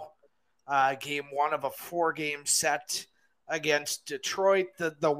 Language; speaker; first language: English; native; English